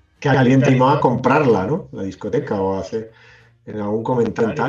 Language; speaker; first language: Spanish; native; Spanish